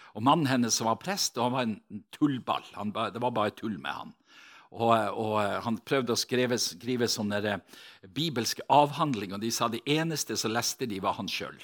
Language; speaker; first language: Norwegian; native; Norwegian